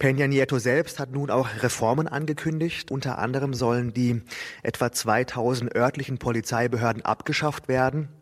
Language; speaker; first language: German; native; German